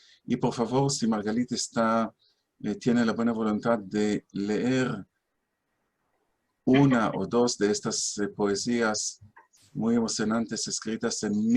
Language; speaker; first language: Spanish; non-native, fluent; Hebrew